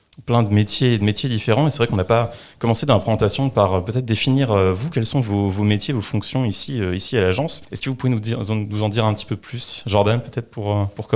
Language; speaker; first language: French; native; French